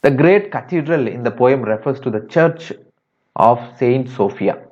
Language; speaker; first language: English; non-native, local second language; Tamil